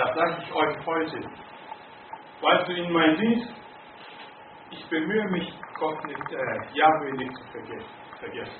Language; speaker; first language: German; non-native, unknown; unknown